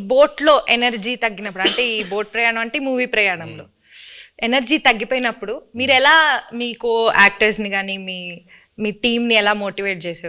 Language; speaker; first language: Telugu; native; Telugu